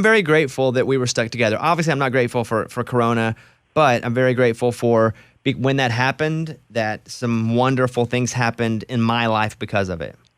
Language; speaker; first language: English; native; English